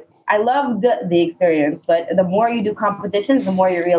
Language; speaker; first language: English; native; English